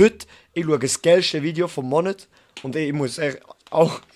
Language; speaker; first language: German; native; German